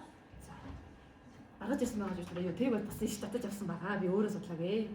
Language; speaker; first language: Mongolian; native; Mongolian